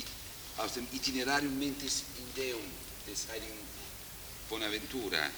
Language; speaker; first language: German; non-native, fluent; Italian